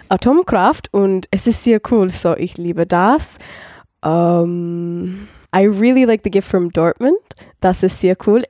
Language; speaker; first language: German; non-native, learner; English